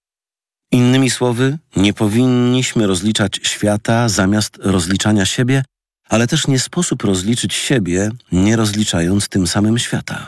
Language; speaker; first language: Polish; native; Polish